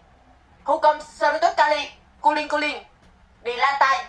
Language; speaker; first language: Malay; non-native, learner; Vietnamese